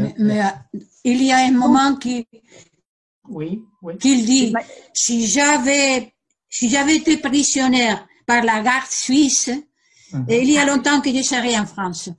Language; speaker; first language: French; non-native, learner; Spanish